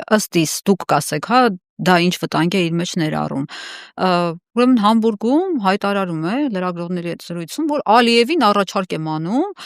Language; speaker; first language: Armenian; native; Armenian